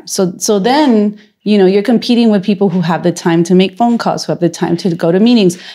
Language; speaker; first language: English; native; English